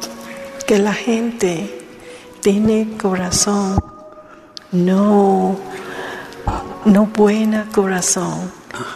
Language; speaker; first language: Spanish; non-native, learner; Vietnamese